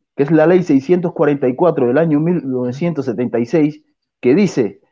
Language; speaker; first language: Spanish; native; Spanish